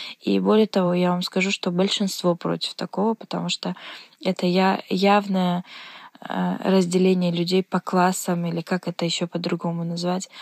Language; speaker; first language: Russian; non-native, local second language; Uzbek